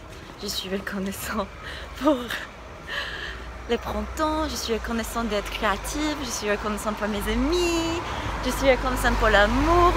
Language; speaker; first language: French; non-native, fluent; English